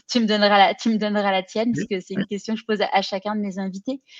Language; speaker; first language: French; native; French